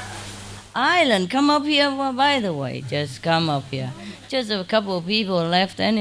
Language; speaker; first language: English; non-native, fluent; Vietnamese